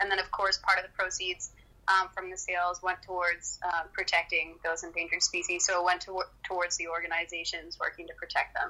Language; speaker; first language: English; native; English